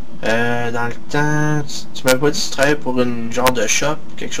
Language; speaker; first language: French; native; French